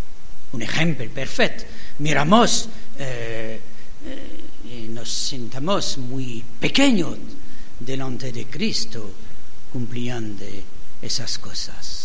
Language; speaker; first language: Spanish; non-native, fluent; French